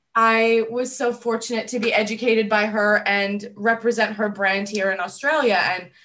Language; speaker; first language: English; native; English